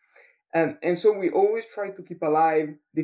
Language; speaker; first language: English; non-native, fluent; Italian